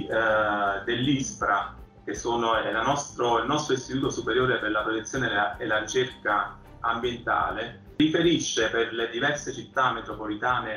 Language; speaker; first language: Italian; native; Italian